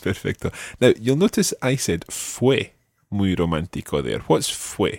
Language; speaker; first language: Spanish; non-native, fluent; English